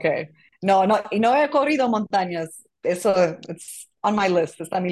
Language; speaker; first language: Spanish; non-native, fluent; English